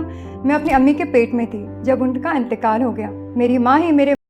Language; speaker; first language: Hindi; native; Hindi